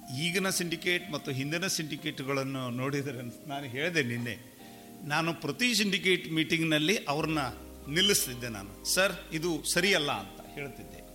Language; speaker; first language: Kannada; native; Kannada